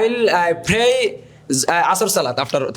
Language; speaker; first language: English; non-native, learner; Bangla